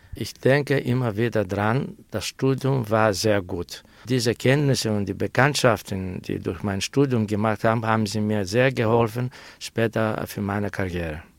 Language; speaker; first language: German; non-native, fluent; Greek